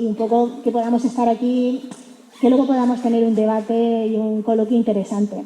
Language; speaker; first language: Spanish; native; Spanish